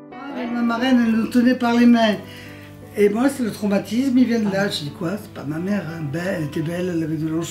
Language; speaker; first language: French; native; French